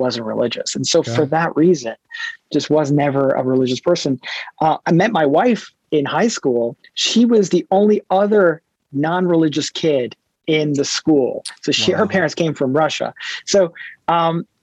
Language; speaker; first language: English; early bilingual, other home language; Hebrew